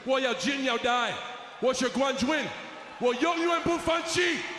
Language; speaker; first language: Chinese; non-native, learner; English